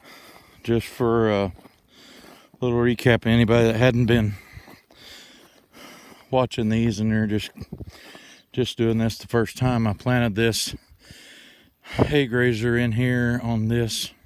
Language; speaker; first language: English; native; English